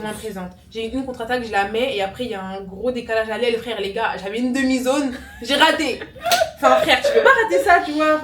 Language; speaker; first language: French; native; French